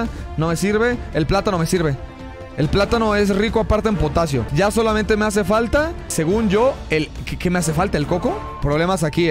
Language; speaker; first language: Spanish; native; Spanish